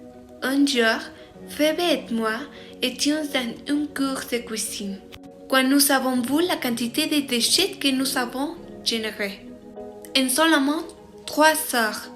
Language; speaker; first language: French; non-native, learner; Spanish